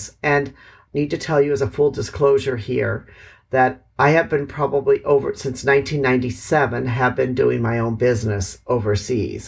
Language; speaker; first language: English; native; English